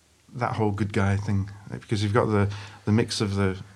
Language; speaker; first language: English; native; English